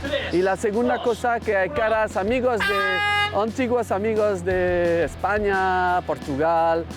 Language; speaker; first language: Spanish; non-native, fluent; French